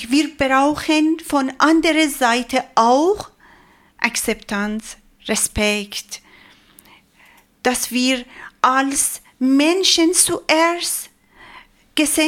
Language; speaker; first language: German; non-native, learner; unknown